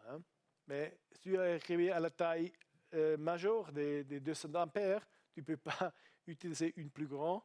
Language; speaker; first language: French; non-native, learner; Italian